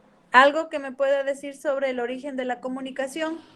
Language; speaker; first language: Spanish; native; Spanish